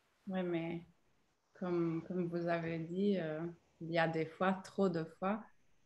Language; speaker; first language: French; non-native, fluent; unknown